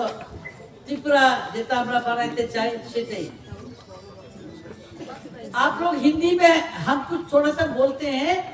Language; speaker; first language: Hindi; non-native, local second language; Bangla